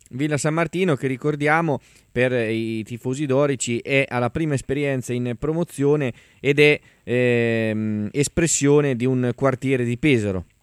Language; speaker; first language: Italian; native; Italian